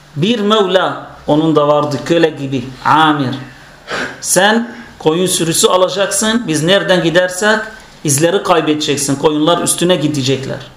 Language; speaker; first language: Turkish; non-native, fluent; Arabic